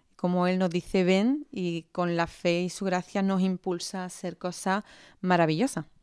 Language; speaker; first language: Spanish; native; Spanish